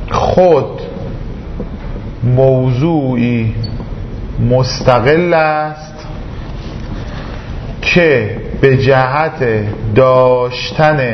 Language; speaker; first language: Persian; native; Persian